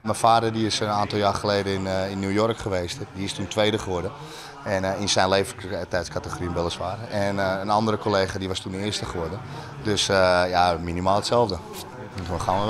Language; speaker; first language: Dutch; native; Dutch